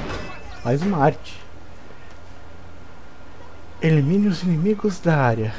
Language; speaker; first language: Portuguese; native; Portuguese